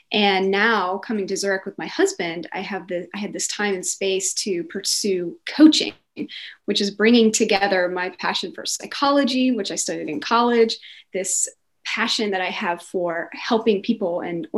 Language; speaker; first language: English; native; English